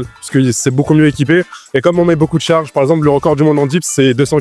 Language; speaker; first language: French; native; French